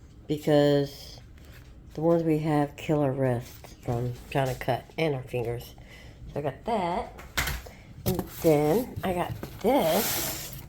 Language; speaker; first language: English; native; English